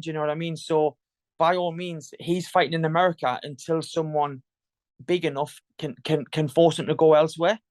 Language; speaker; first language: English; native; English